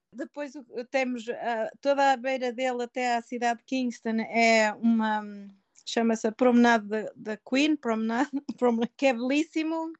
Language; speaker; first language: Portuguese; native; Portuguese